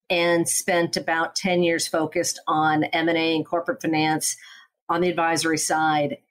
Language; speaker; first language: English; native; English